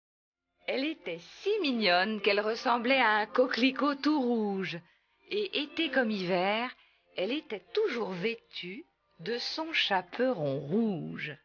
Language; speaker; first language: French; native; French